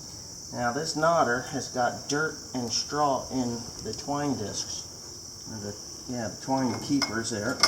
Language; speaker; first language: English; native; English